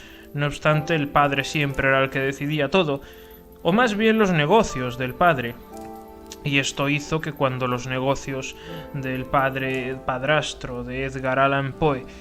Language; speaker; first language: Spanish; native; Spanish